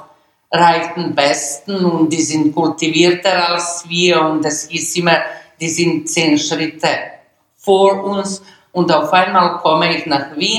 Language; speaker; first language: German; non-native, learner; Bosnian